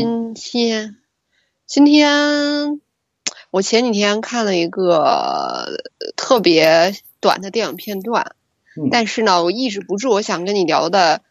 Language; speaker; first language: Chinese; native; Chinese